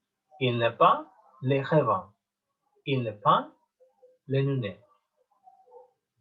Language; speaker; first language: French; non-native, learner; Spanish